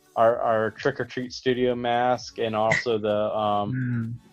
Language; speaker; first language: English; native; English